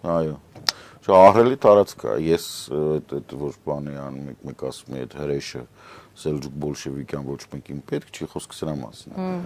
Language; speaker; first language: Armenian; native; Armenian